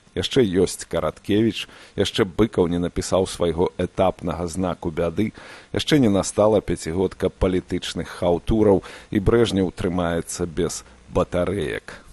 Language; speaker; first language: Belarusian; non-native, local second language; Russian